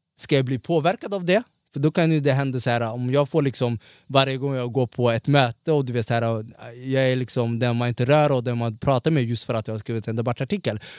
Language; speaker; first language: Swedish; early bilingual, other home language; Somali